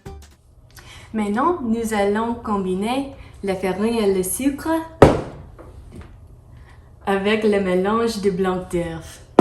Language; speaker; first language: French; non-native, learner; English